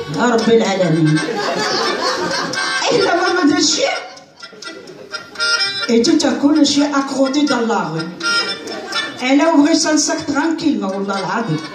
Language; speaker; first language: French; non-native, learner; Arabic